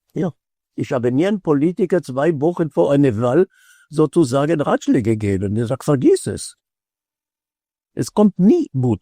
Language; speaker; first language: German; non-native, fluent; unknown